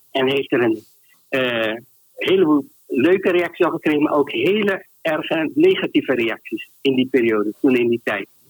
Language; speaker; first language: Dutch; native; Dutch